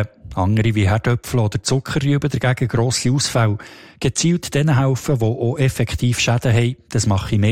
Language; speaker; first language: German; native; German